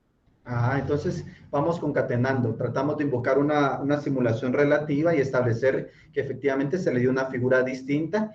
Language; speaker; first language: Spanish; native; Spanish